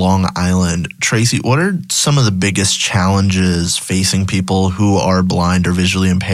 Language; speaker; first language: English; non-native, fluent; Spanish